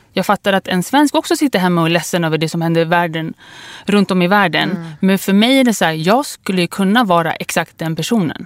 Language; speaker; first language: Swedish; early bilingual, other home language; Kurdish